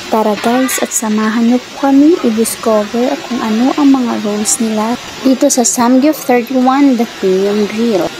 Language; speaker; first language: Filipino; non-native, local second language; Hiligaynon